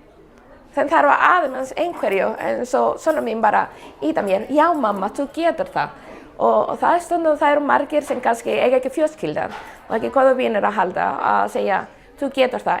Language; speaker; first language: Icelandic; non-native, fluent; Spanish